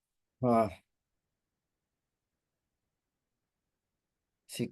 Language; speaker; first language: French; non-native, learner; Romanian